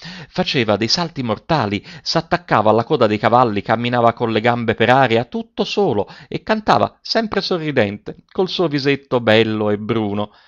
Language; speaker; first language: Italian; native; Italian